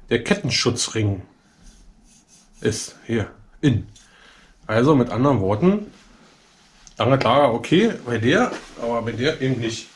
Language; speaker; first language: German; native; German